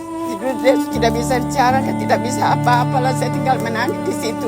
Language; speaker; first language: Indonesian; non-native, local second language; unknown